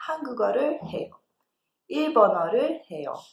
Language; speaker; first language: Korean; non-native, fluent; Portuguese